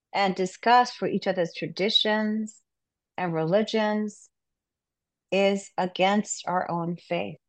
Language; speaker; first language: English; non-native, local second language; Urdu